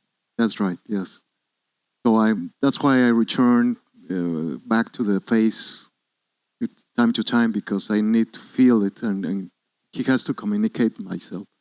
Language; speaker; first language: English; non-native, learner; Spanish